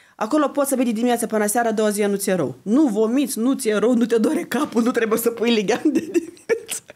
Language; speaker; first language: Romanian; non-native, fluent; Lithuanian